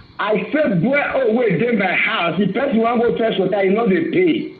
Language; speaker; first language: Nigerian Pidgin; native; Nigerian Pidgin